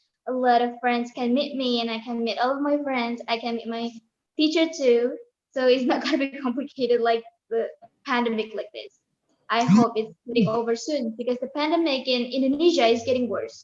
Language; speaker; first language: English; non-native, learner; Indonesian